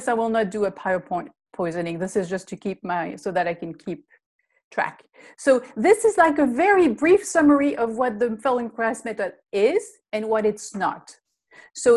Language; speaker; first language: English; non-native, fluent; French